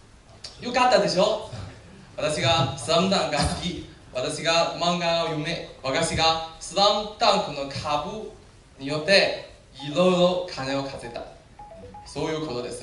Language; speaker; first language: Japanese; non-native, learner; Chinese